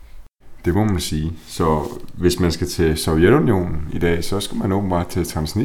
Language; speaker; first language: Danish; native; Danish